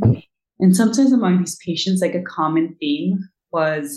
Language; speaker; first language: English; native; English